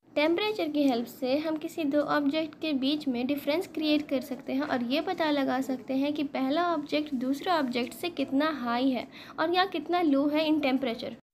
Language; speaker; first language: Hindi; native; Hindi